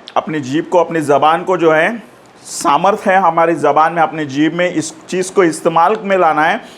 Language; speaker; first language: Hindi; non-native, local second language; Marathi